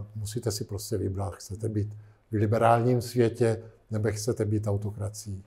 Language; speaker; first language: Czech; non-native, fluent; Italian